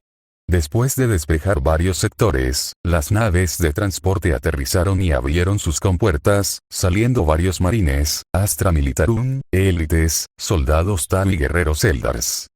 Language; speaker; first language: Spanish; native; Spanish